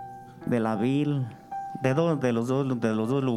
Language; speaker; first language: Spanish; native; Spanish